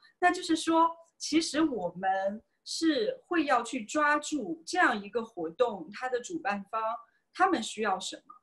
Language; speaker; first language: Chinese; native; Chinese